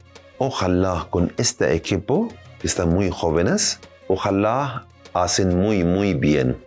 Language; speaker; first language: Spanish; non-native, learner; Arabic